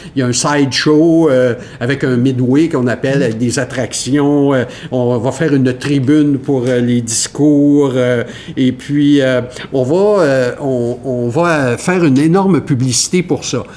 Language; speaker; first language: French; native; French